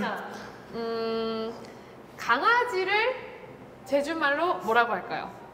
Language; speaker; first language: Korean; native; Korean